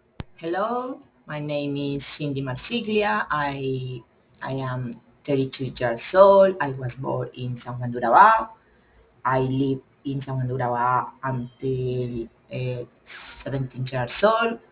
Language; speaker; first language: English; non-native, learner; Spanish